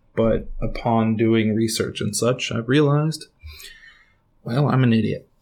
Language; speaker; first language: English; native; English